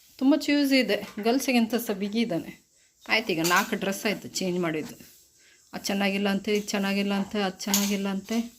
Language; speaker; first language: Kannada; non-native, local second language; Tulu